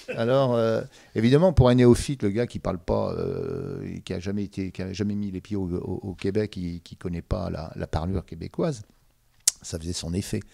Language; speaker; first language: French; native; French